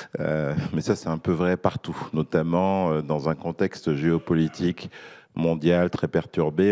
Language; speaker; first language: French; native; French